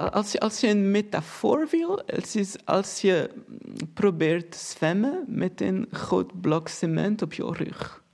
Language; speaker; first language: Dutch; non-native, fluent; Portuguese